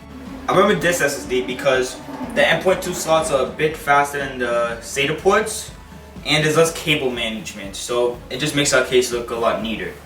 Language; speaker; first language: English; native; English